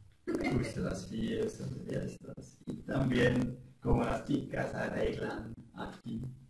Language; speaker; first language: Spanish; non-native, learner; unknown